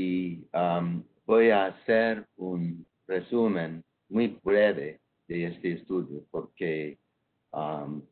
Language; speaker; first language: Spanish; non-native, fluent; English